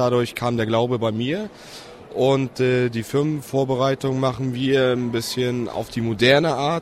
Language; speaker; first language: German; native; German